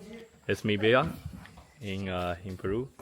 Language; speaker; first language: Spanish; non-native, learner; English